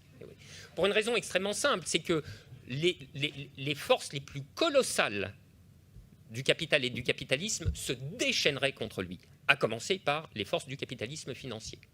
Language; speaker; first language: French; native; French